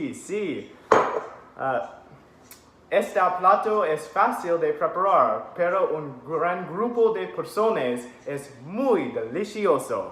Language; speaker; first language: Spanish; non-native, learner; English